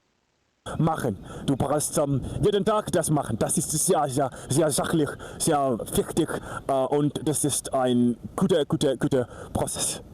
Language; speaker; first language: German; non-native, learner; Portuguese